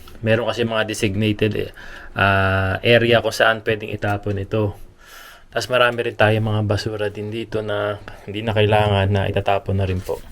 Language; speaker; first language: Filipino; native; Filipino